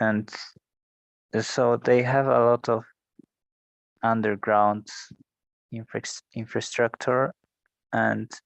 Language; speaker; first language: English; non-native, learner; Spanish